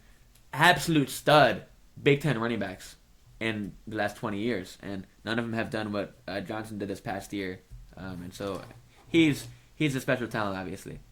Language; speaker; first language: English; native; English